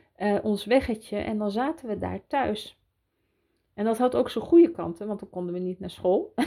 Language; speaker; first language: Dutch; early bilingual, heritage; Dutch